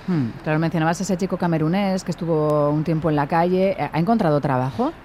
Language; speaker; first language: Spanish; native; Spanish